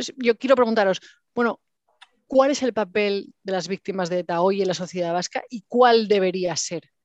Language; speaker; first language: Spanish; native; Spanish